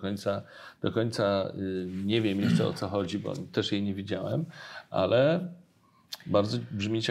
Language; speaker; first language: Polish; native; Polish